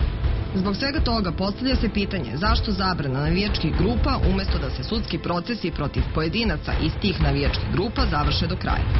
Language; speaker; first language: Serbian; native; Serbian